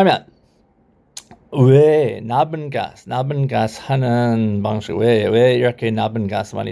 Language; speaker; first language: Korean; non-native, learner; English